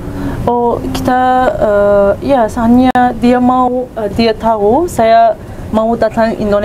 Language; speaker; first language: Indonesian; non-native, learner; Turkish